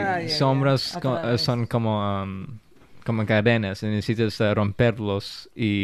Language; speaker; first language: Spanish; early bilingual, heritage; English